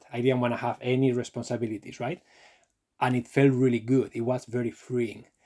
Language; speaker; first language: English; non-native, fluent; Spanish